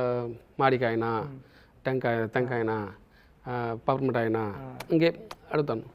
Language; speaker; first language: Telugu; non-native, learner; Tamil